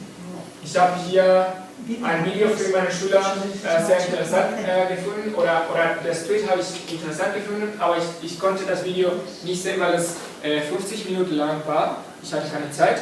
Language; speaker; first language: German; non-native, fluent; Spanish